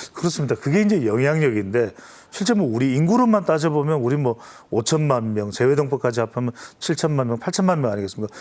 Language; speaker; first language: Korean; native; Korean